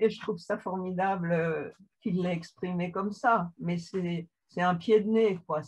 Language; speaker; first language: French; native; French